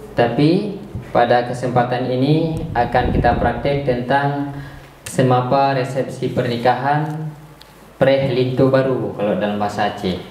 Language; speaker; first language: Malay; non-native, local second language; Achinese